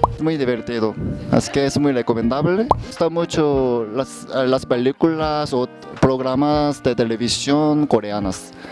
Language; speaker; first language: Spanish; non-native, learner; Korean